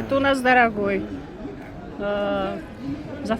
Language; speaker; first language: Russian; non-native, local second language; Uzbek